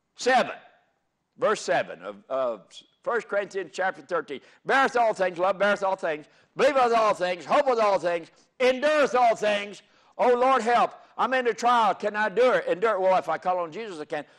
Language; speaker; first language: English; native; English